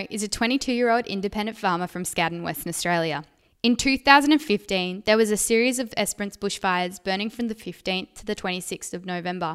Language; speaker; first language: English; native; English